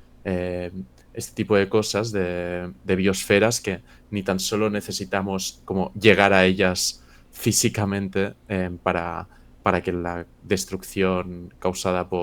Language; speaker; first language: Spanish; native; Spanish